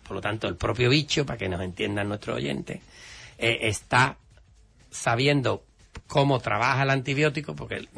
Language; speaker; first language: Spanish; native; Spanish